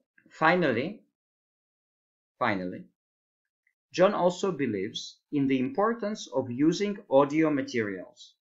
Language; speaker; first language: English; non-native, fluent; Hebrew